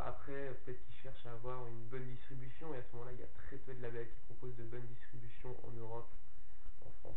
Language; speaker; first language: French; native; French